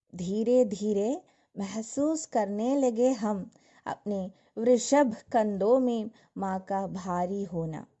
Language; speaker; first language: Hindi; non-native, local second language; Malayalam